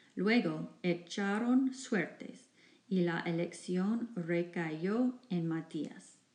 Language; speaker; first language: Spanish; non-native, fluent; English